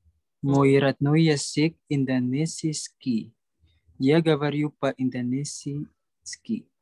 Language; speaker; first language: Russian; non-native, learner; Indonesian